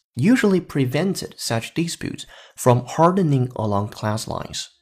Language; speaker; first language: English; non-native, fluent; Chinese